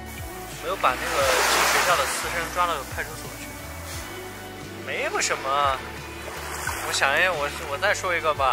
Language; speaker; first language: Chinese; native; Chinese